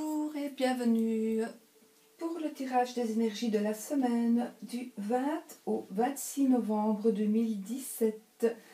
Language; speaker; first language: French; native; French